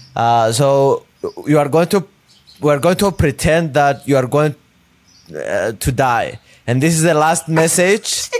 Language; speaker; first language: English; non-native, fluent; Greek